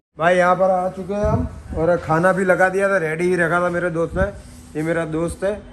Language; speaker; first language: Hindi; non-native, local second language; Gujarati